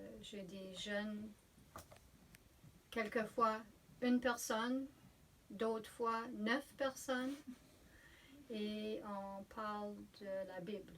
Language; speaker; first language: French; native; French